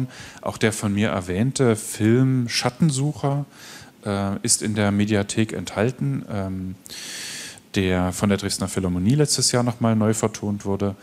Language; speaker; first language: German; native; German